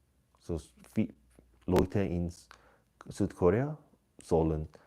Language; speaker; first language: German; non-native, learner; Korean